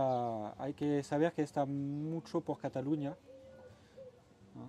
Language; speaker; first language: Spanish; non-native, learner; French